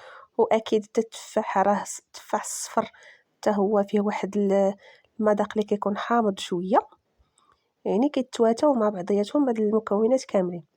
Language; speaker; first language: Arabic; native; Arabic